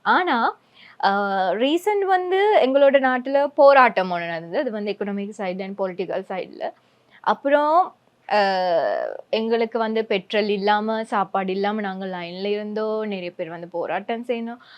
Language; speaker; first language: Tamil; non-native, fluent; Sinhala